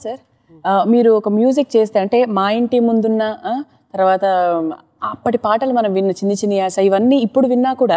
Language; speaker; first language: Telugu; native; Telugu